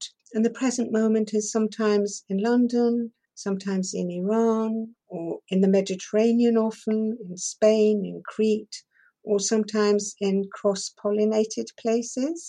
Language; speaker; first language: English; early bilingual, other home language; Persian